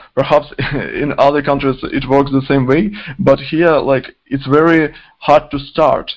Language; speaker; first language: English; non-native, fluent; Ukrainian